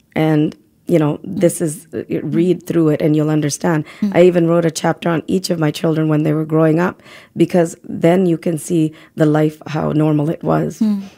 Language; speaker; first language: English; native; English